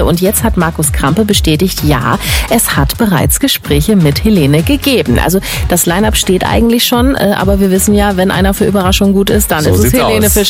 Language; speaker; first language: German; native; German